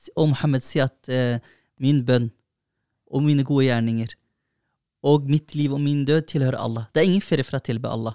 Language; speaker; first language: Norwegian; early bilingual, other home language; Somali